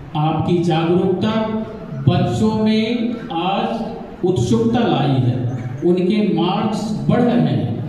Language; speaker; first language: Hindi; native; Hindi